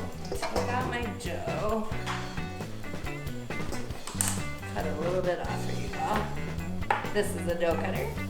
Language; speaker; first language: English; native; English